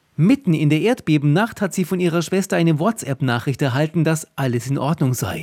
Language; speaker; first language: German; native; German